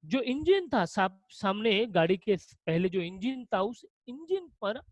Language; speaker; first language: Hindi; non-native, local second language; Marathi